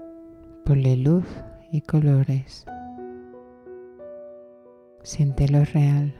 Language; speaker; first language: Spanish; native; Spanish